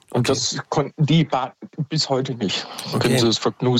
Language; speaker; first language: German; native; German